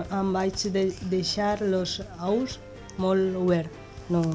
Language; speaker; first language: Catalan; non-native, local second language; Spanish